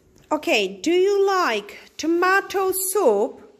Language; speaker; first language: English; non-native, fluent; Czech